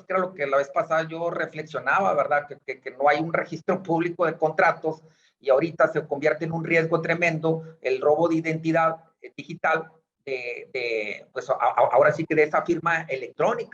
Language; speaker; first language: Spanish; native; Spanish